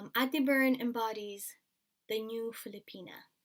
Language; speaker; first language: English; non-native, local second language; Filipino